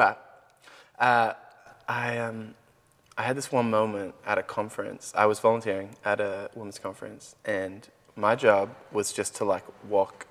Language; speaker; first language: English; native; English